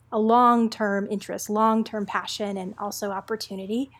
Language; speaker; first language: English; native; English